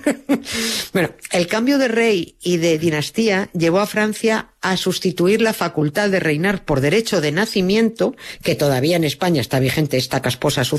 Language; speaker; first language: Spanish; native; Spanish